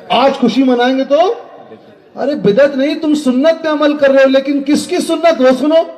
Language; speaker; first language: Urdu; native; Urdu